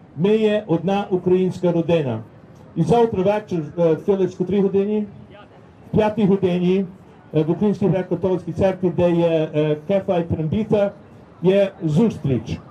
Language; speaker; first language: Ukrainian; early bilingual, heritage; Ukrainian